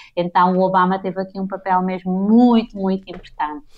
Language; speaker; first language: Portuguese; non-native, local second language; Kabuverdianu